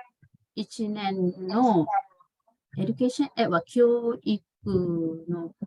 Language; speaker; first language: Japanese; non-native, fluent; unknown